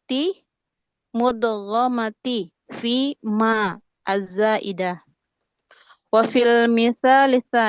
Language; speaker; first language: Arabic; non-native, learner; Indonesian